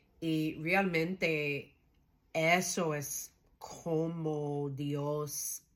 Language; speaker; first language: Spanish; non-native, learner; English